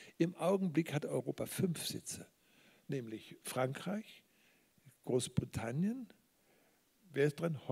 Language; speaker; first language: German; native; German